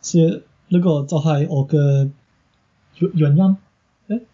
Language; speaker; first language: Chinese; non-native, fluent; English